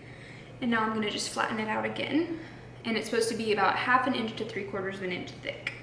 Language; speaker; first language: English; native; English